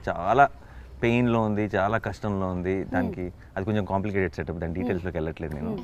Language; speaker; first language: Telugu; native; Telugu